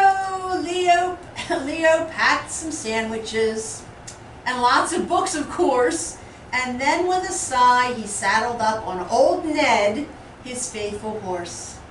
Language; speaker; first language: English; native; English